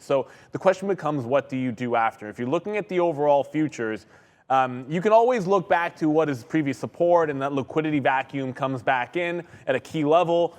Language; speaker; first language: English; native; English